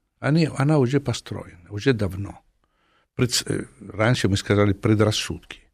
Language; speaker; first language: Russian; non-native, fluent; Italian